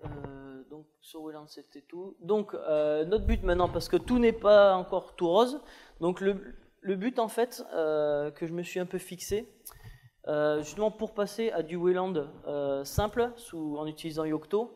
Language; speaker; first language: French; native; French